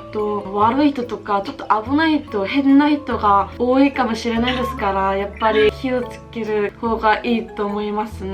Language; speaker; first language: Japanese; non-native, learner; Korean